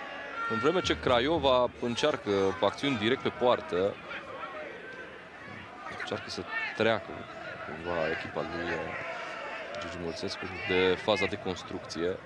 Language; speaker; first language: Romanian; native; Romanian